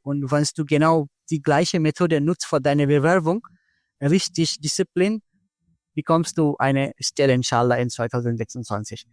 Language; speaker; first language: German; non-native, fluent; Bangla